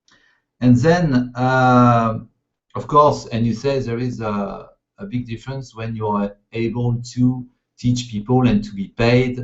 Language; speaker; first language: English; non-native, fluent; French